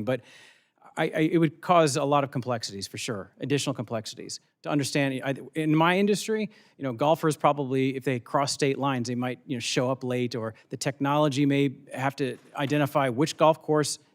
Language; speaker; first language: English; native; English